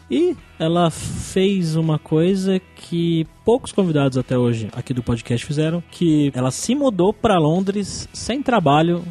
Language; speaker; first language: Portuguese; native; Portuguese